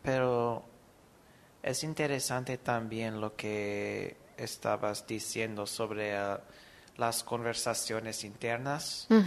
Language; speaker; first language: Spanish; non-native, fluent; English